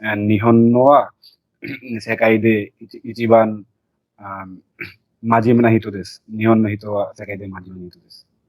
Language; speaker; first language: Japanese; non-native, learner; Bangla